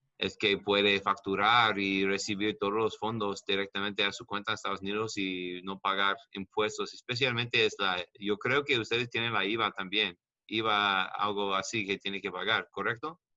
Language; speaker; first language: Spanish; non-native, learner; English